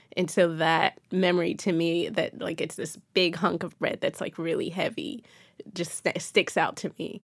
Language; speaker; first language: English; non-native, local second language; Yoruba